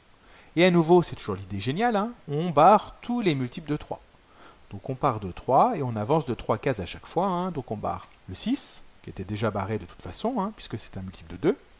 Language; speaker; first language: French; native; French